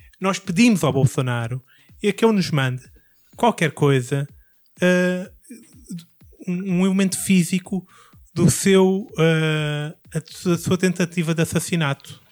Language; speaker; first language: Portuguese; native; Portuguese